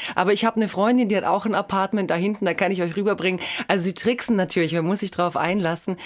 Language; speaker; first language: German; early bilingual, other home language; Croatian